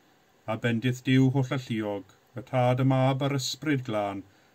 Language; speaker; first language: Welsh; native; Welsh